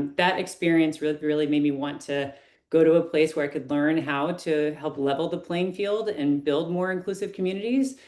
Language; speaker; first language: English; native; English